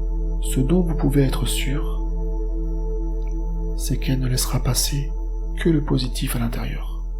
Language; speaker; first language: French; native; French